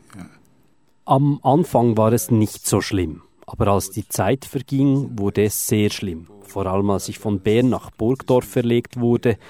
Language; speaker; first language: German; native; German